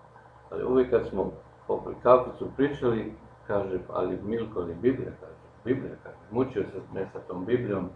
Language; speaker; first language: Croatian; non-native, local second language; Slovenian